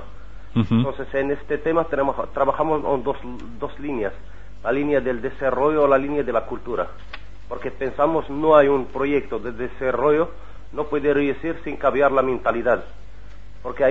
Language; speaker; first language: Spanish; non-native, learner; Arabic